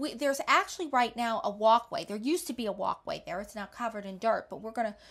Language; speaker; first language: English; native; English